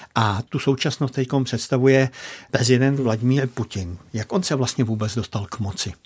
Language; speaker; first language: Czech; native; Czech